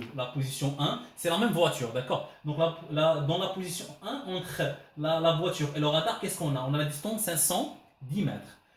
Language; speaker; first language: French; non-native, local second language; Arabic